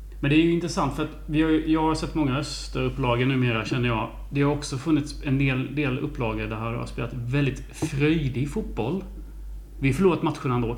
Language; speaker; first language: Swedish; native; Swedish